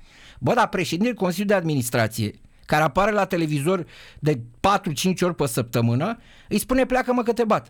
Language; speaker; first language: Romanian; native; Romanian